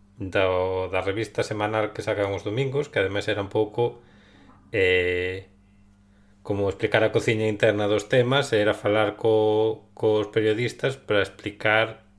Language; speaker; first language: Galician; non-native, local second language; Spanish